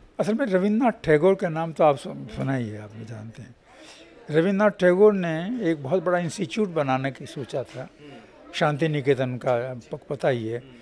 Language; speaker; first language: Hindi; native; Hindi